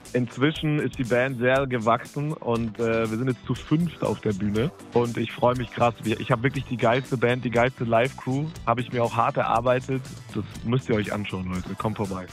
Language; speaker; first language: German; native; German